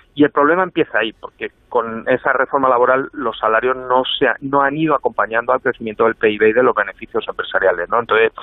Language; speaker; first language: Spanish; native; Spanish